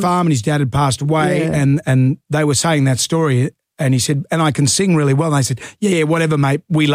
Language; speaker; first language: English; native; English